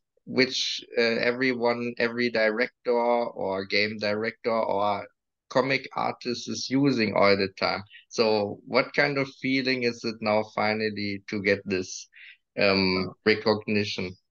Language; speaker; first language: English; non-native, fluent; German